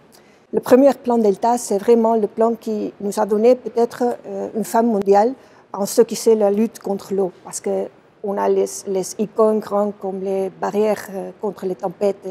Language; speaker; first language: French; non-native, fluent; Dutch